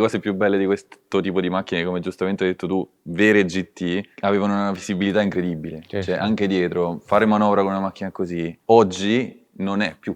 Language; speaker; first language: Italian; native; Italian